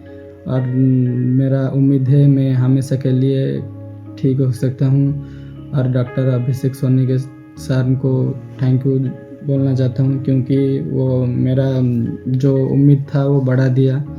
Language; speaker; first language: Hindi; non-native, local second language; Odia